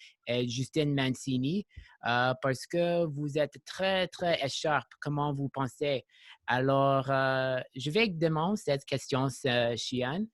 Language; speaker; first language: French; non-native, local second language; English